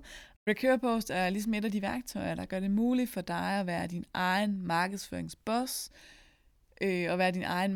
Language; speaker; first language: Danish; native; Danish